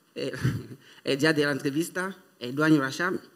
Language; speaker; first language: Spanish; non-native, fluent; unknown